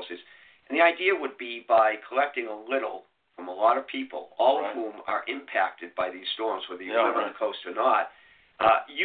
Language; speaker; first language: English; native; English